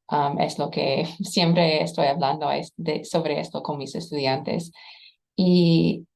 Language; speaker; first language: Spanish; non-native, fluent; English